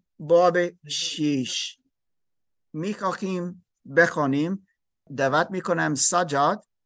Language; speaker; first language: Persian; non-native, learner; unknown